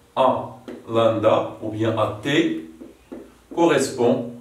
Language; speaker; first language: French; non-native, local second language; Arabic